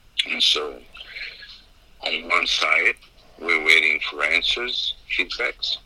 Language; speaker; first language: English; non-native, fluent; Italian